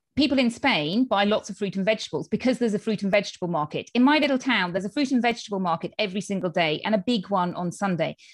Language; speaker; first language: English; native; English